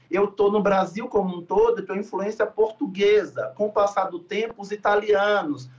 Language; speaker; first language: Portuguese; native; Portuguese